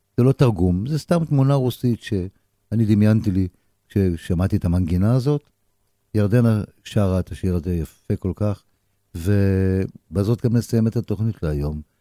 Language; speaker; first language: Hebrew; native; Hebrew